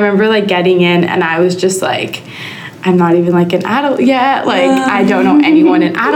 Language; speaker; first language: English; native; English